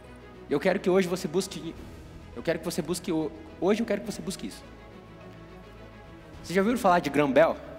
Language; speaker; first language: Portuguese; native; Portuguese